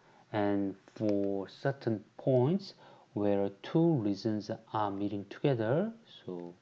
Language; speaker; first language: English; non-native, fluent; Korean